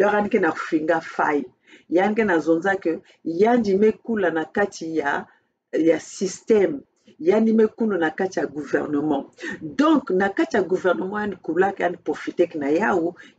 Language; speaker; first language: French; non-native, local second language; Kongo